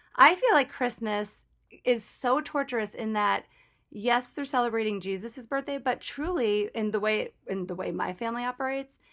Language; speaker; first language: English; native; English